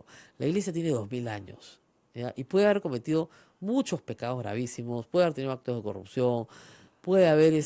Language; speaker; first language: Spanish; native; Spanish